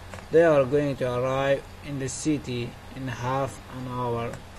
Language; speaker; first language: English; non-native, fluent; Persian